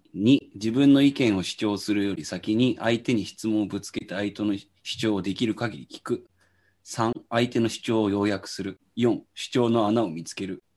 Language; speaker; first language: Japanese; native; Japanese